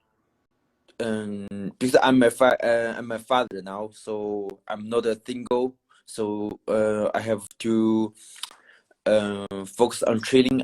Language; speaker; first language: English; non-native, learner; Chinese